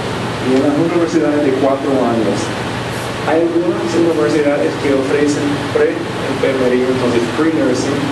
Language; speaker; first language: Spanish; non-native, fluent; English